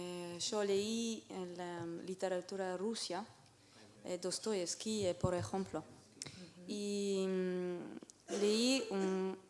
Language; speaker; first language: Spanish; non-native, learner; French